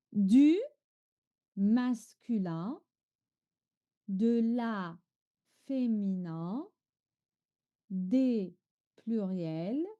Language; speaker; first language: French; non-native, fluent; Chinese